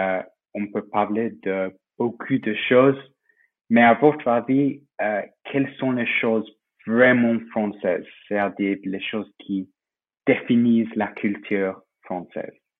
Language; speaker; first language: French; non-native, fluent; English